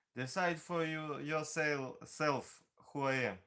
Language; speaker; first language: English; non-native, learner; Ukrainian